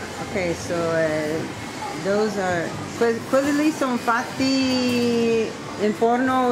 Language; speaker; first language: Italian; non-native, learner; English